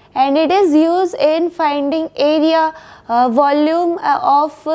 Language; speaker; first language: English; non-native, local second language; Hindi